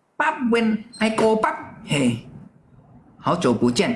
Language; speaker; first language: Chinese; non-native, learner; Thai